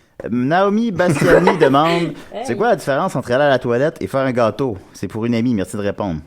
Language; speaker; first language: French; native; French